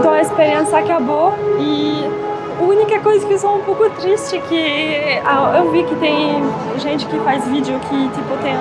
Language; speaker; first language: Portuguese; non-native, fluent; French